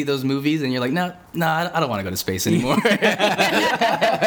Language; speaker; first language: English; native; English